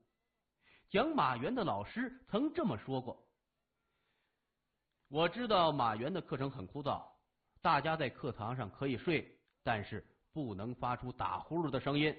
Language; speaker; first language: Chinese; native; Chinese